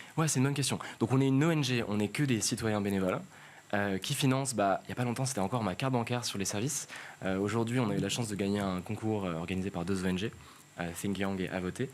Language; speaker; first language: French; native; French